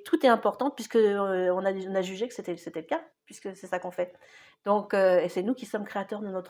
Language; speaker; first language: French; native; French